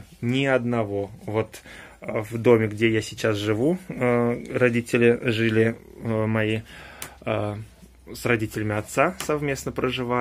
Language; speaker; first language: Russian; native; Russian